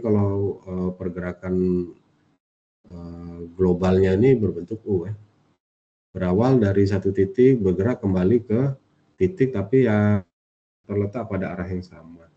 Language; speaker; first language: Indonesian; native; Indonesian